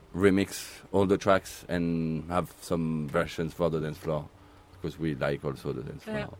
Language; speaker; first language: English; non-native, learner; French